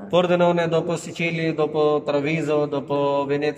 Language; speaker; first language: Italian; non-native, learner; Urdu